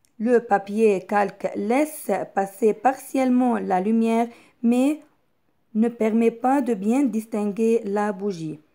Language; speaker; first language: French; non-native, local second language; Arabic